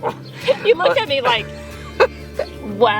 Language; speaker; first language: English; native; English